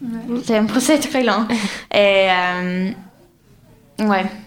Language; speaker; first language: French; non-native, fluent; English